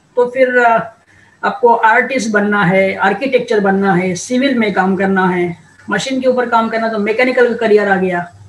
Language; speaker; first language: Hindi; non-native, local second language; Marathi